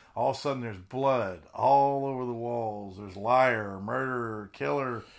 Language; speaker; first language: English; native; English